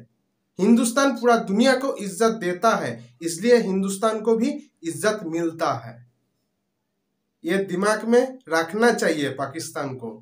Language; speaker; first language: Hindi; non-native, local second language; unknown